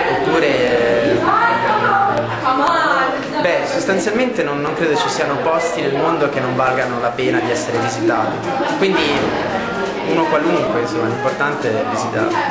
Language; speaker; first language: Italian; native; Italian